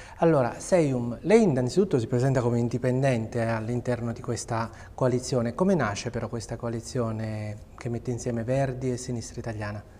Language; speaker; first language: Italian; native; Italian